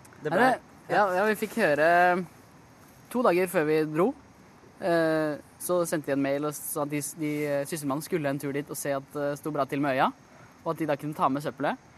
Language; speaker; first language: Norwegian; native; Norwegian